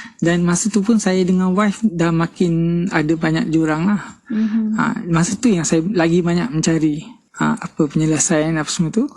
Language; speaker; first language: Malay; non-native, local second language; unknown